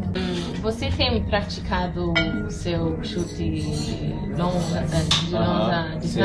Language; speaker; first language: Portuguese; non-native, fluent; English